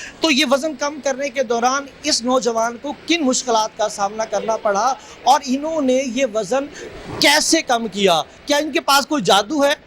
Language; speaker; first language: Urdu; native; Urdu